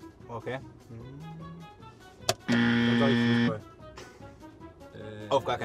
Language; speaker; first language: German; native; German